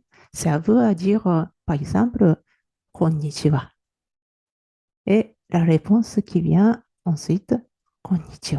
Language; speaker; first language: French; non-native, fluent; Japanese